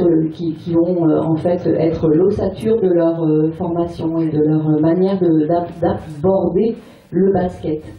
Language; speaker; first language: French; native; French